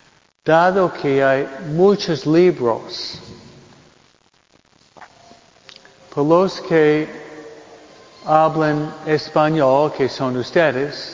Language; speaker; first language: Spanish; non-native, fluent; English